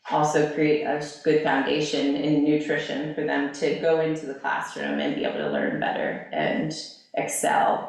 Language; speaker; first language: English; native; English